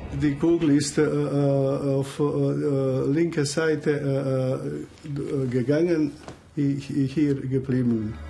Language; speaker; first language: German; non-native, learner; Croatian